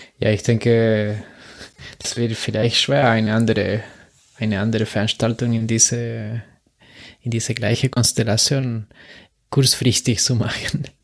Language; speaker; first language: German; non-native, fluent; Spanish